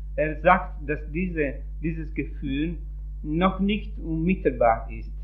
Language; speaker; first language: German; non-native, fluent; Italian